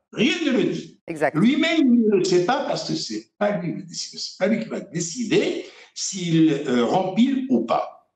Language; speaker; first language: French; non-native, local second language; Arabic